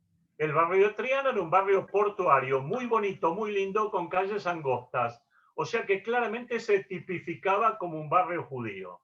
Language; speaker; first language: Spanish; native; Spanish